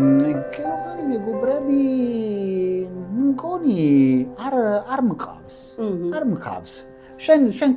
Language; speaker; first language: Georgian; non-native, learner; Italian